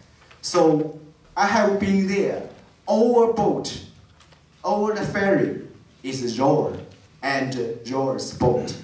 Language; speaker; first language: English; non-native, learner; Chinese